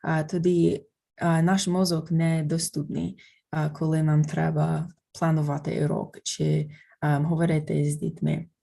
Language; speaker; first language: Ukrainian; non-native, fluent; English